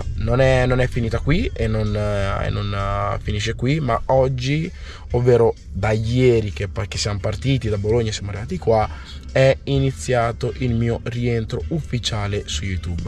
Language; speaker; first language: Italian; early bilingual, other home language; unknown